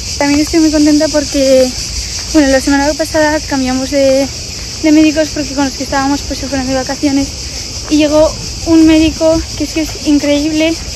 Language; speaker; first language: Spanish; native; Spanish